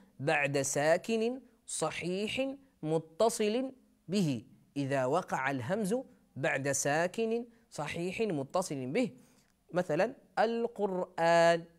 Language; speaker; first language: Arabic; native; Arabic